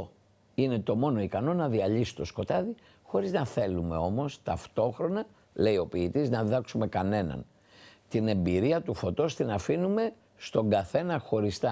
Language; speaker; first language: Greek; native; Greek